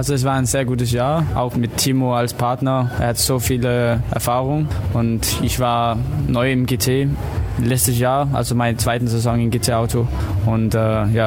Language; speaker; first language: German; non-native, learner; Danish